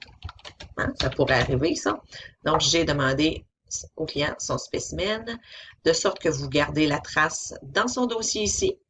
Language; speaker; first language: French; native; French